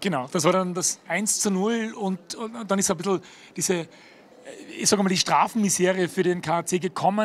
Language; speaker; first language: German; native; German